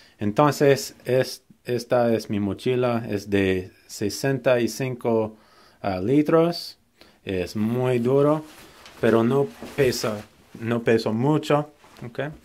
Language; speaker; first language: Spanish; non-native, learner; English